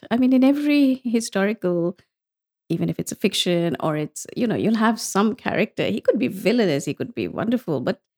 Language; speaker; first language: English; non-native, local second language; Bangla